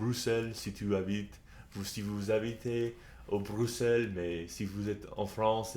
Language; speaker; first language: French; non-native, learner; English